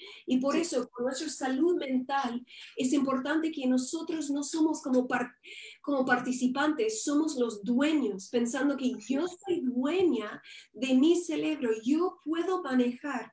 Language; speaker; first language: Spanish; non-native, fluent; English